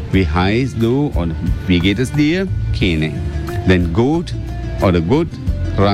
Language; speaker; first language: German; non-native, learner; Sinhala